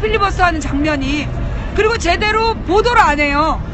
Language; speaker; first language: Korean; native; Korean